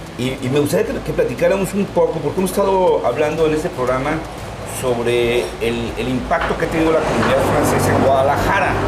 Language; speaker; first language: Spanish; native; Spanish